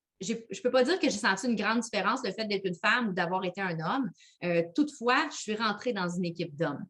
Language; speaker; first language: French; native; French